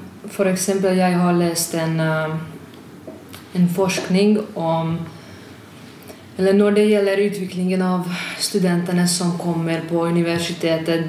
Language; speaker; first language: Swedish; non-native, learner; Hungarian